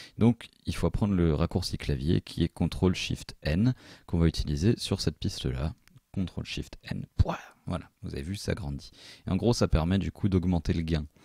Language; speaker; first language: French; native; French